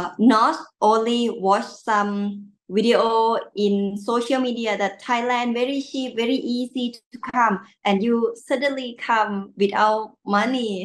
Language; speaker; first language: English; non-native, learner; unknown